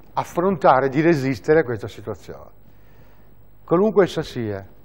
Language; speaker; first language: Italian; native; Italian